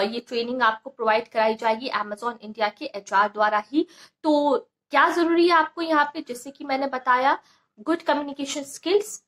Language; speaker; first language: Hindi; native; Hindi